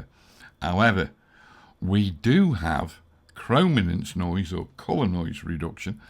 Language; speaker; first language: English; native; English